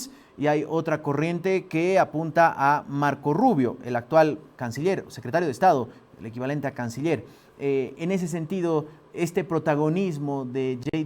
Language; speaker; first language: Spanish; native; Spanish